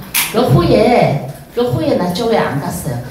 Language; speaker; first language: Korean; non-native, learner; Chinese